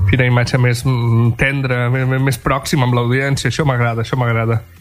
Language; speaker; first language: Catalan; native; Catalan